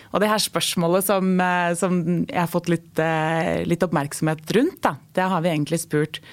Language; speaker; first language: Norwegian; native; Norwegian